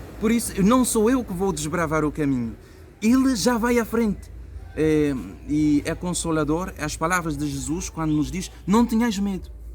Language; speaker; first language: Portuguese; non-native, local second language; Kabuverdianu